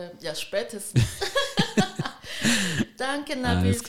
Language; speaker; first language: German; early bilingual, heritage; Korean